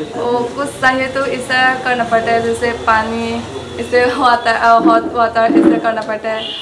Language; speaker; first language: Hindi; non-native, local second language; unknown